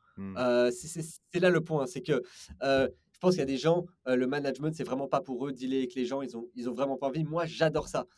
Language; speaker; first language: French; native; French